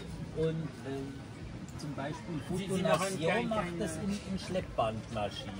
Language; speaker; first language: German; non-native, fluent; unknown